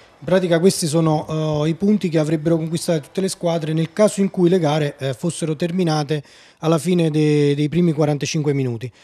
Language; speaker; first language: Italian; native; Italian